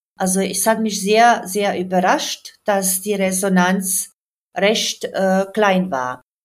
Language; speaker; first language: German; non-native, fluent; Croatian